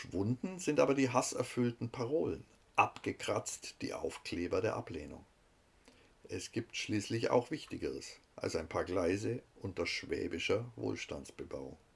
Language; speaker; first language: German; native; German